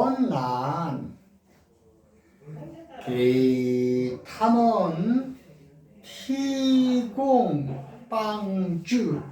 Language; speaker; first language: Chinese; non-native, learner; Korean